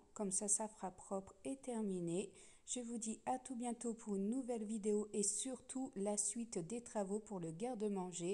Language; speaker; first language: French; native; French